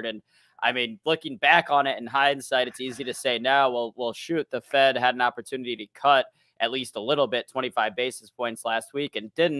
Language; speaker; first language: English; native; English